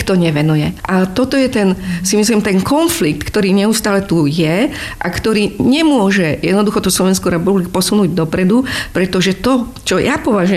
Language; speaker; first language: Slovak; non-native, local second language; Romany